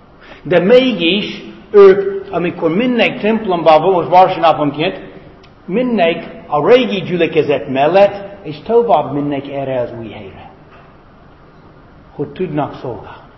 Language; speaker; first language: Hungarian; non-native, fluent; English